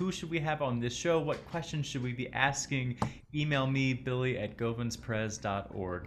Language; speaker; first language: English; native; English